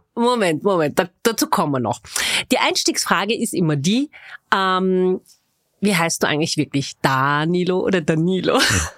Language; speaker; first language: German; native; German